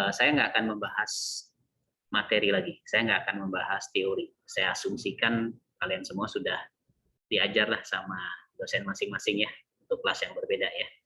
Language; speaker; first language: Indonesian; native; Indonesian